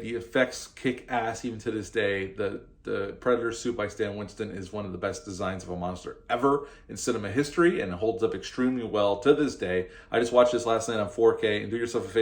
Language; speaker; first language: English; native; English